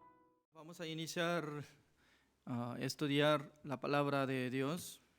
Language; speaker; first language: Spanish; non-native, fluent; Korean